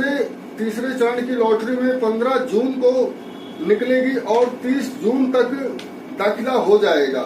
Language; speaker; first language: Hindi; native; Hindi